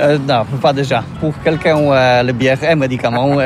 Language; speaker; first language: French; non-native, learner; Polish